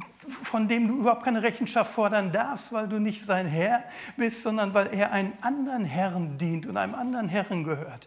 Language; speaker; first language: German; native; German